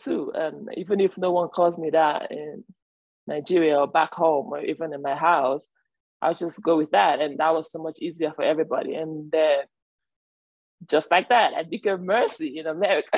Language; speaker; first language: English; non-native, local second language; Igbo